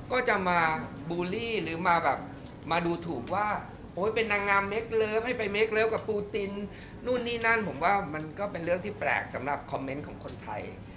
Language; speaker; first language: Thai; native; Thai